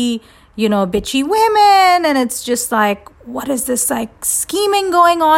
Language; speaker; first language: English; non-native, local second language; Hindi